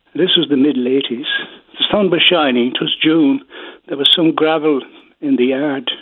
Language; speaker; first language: English; native; English